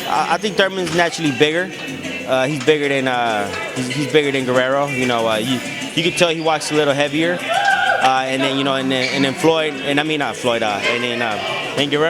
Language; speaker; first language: English; native; English